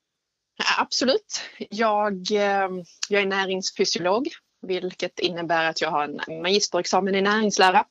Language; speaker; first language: Swedish; native; Swedish